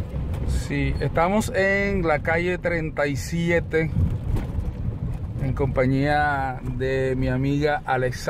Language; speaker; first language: Spanish; native; Spanish